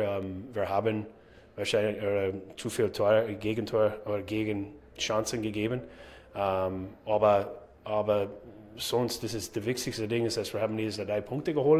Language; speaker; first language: German; non-native, fluent; English